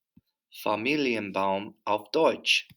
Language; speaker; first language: German; non-native, fluent; English